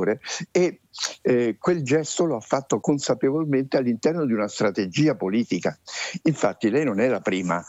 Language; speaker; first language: Italian; native; Italian